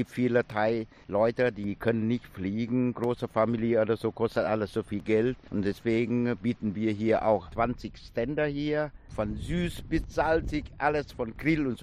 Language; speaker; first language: German; non-native, learner; Thai